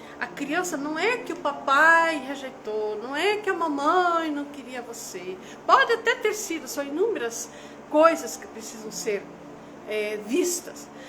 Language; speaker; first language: Portuguese; non-native, local second language; German